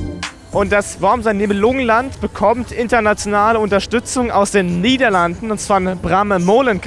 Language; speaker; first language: German; native; German